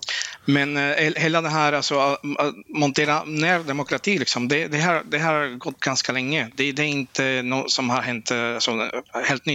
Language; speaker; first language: Swedish; non-native, fluent; Spanish